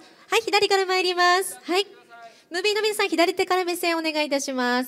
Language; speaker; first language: Japanese; native; Japanese